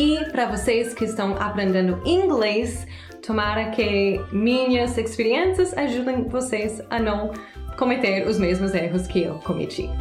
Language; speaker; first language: Portuguese; non-native, fluent; English